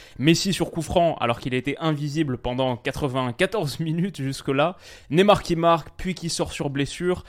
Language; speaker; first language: French; native; French